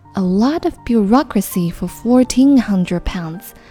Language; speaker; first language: English; non-native, fluent; Chinese